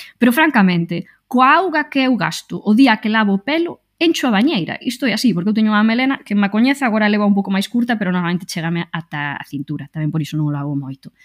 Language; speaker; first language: Galician; non-native, local second language; Spanish